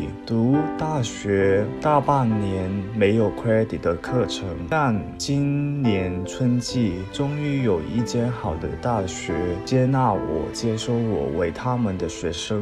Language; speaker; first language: Chinese; early bilingual, other home language; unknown